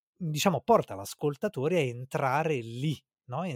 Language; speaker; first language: Italian; native; Italian